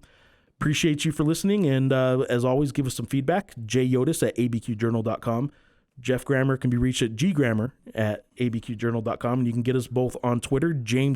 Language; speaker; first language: English; native; English